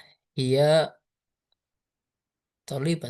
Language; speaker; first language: Arabic; non-native, learner; Indonesian